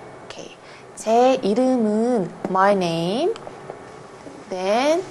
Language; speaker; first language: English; non-native, fluent; Korean